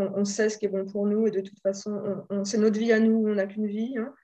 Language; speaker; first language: French; native; French